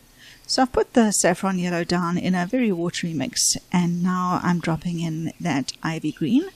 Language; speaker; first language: English; native; English